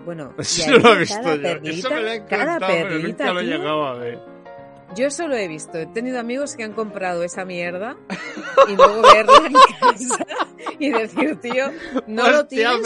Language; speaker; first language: Spanish; native; Spanish